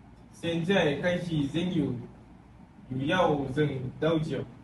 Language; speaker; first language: Chinese; non-native, learner; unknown